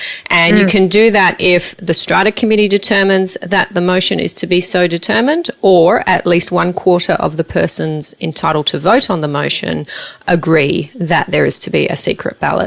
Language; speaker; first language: English; native; English